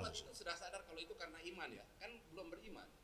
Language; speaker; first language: Indonesian; native; Indonesian